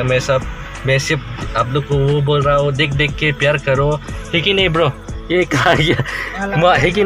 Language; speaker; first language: Hindi; non-native, learner; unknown